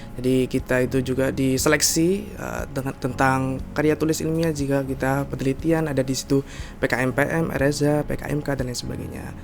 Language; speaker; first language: Indonesian; native; Indonesian